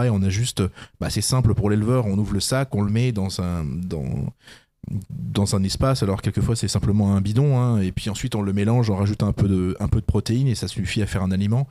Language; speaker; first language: French; native; French